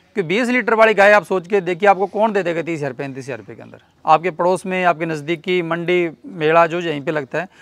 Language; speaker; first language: Hindi; native; Hindi